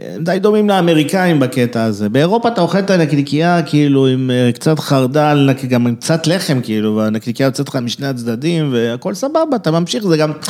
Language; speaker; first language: Hebrew; early bilingual, other home language; French